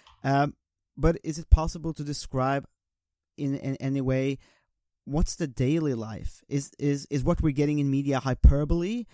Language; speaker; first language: English; non-native, fluent; Norwegian